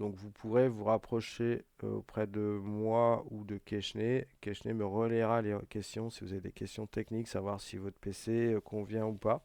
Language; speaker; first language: French; native; French